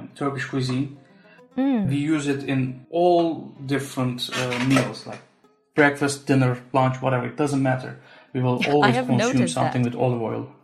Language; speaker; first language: English; non-native, fluent; Turkish